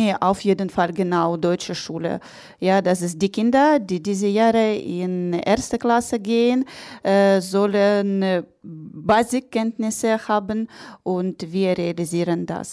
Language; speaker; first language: German; non-native, learner; Ukrainian